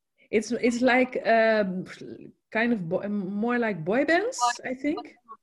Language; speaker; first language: English; non-native, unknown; Dutch